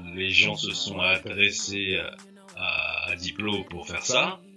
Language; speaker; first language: French; native; French